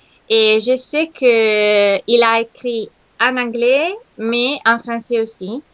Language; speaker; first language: French; non-native, learner; Italian